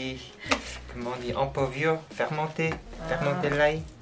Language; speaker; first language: French; non-native, learner; Korean